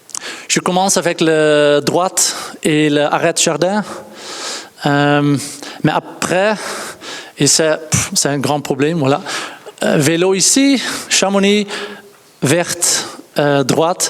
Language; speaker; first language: French; non-native, learner; Dutch